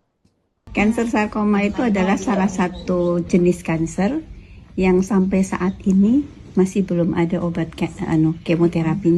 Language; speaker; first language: Indonesian; native; Indonesian